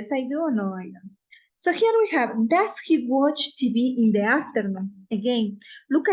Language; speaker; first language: English; non-native, fluent; Spanish